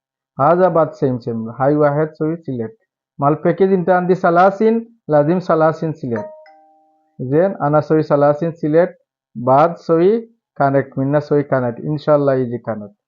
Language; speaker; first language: Arabic; non-native, learner; Bangla